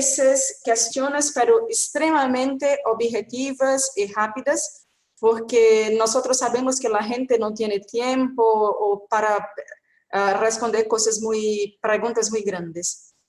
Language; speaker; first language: Spanish; non-native, fluent; Portuguese